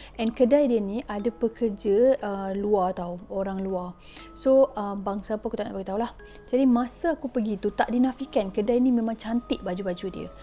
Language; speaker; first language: Malay; native; Malay